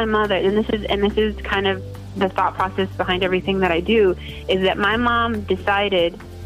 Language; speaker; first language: English; native; English